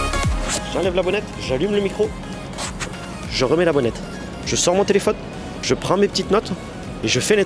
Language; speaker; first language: French; native; French